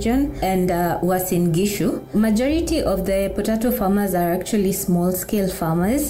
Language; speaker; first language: English; non-native, local second language; Kikuyu